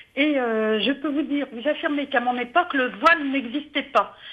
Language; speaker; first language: French; native; French